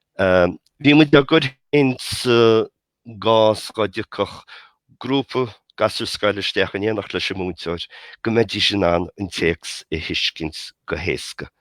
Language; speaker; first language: Irish; native; Irish